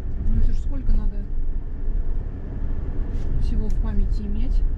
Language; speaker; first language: Russian; native; Russian